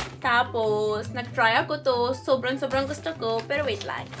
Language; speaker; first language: Filipino; non-native, learner; English